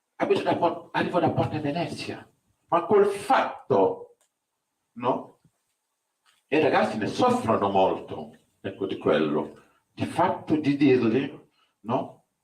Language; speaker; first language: Italian; non-native, fluent; Wolof